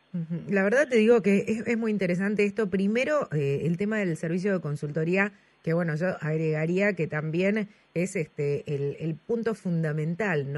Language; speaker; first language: Spanish; native; Spanish